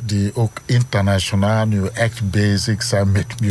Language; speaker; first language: Dutch; non-native, fluent; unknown